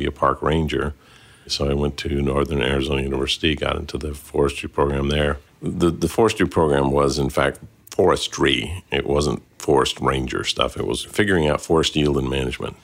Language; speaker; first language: English; native; English